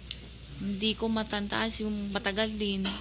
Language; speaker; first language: Filipino; non-native, learner; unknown